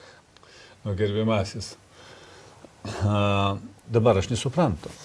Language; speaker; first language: Lithuanian; non-native, fluent; Russian